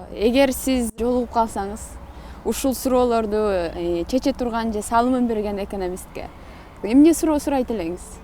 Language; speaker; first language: Kyrgyz; native; Kyrgyz